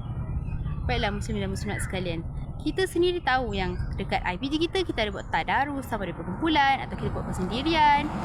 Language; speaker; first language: Malay; native; Malay